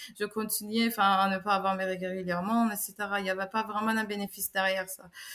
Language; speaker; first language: French; non-native, fluent; Turkish